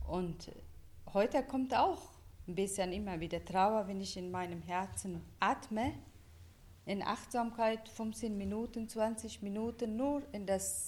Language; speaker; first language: German; non-native, fluent; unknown